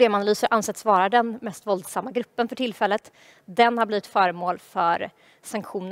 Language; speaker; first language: Swedish; native; Swedish